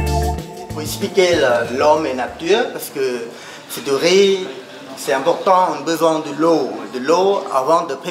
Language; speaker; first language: French; non-native, learner; Khmer